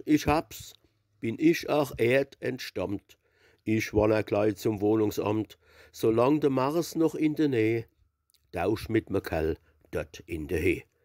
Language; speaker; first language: German; native; German